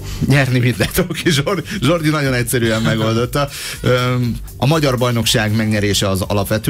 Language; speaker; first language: Hungarian; native; Hungarian